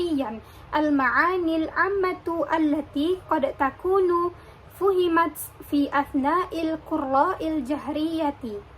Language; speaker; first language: Arabic; non-native, learner; Indonesian